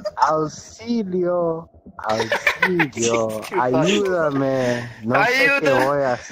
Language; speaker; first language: Spanish; non-native, learner; English